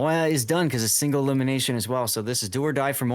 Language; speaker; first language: English; native; English